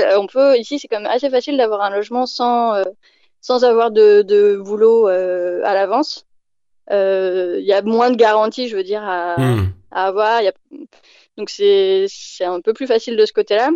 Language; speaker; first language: French; native; French